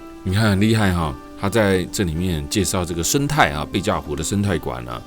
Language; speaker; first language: Chinese; native; Chinese